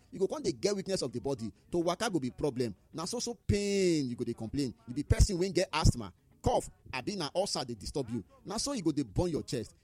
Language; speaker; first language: Nigerian Pidgin; native; Nigerian Pidgin